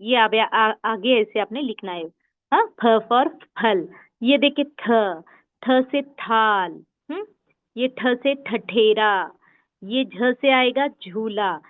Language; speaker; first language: Hindi; native; Hindi